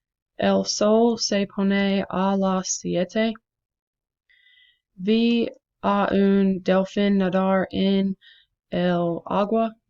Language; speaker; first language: Spanish; non-native, learner; English